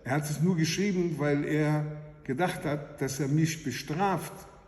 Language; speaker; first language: German; non-native, fluent; Hebrew